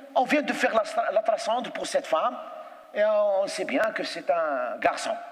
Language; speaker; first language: French; non-native, local second language; Arabic